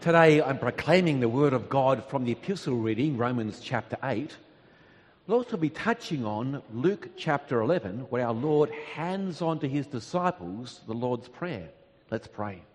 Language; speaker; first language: English; native; English